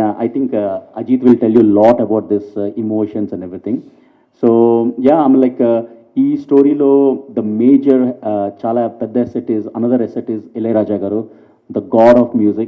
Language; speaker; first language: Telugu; early bilingual, heritage; English